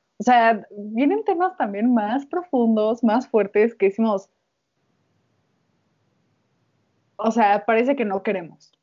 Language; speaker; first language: Spanish; native; Spanish